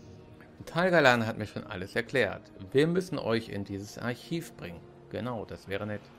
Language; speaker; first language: German; native; German